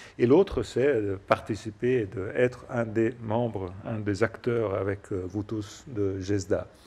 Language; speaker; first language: French; non-native, fluent; Italian